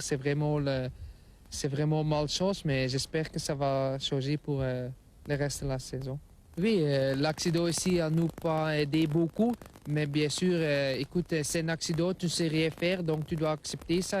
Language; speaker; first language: French; non-native, local second language; Dutch